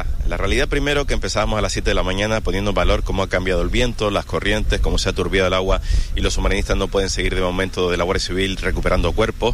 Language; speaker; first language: Spanish; native; Spanish